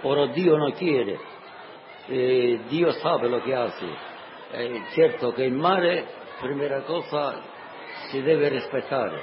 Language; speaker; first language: Italian; non-native, learner; Sicilian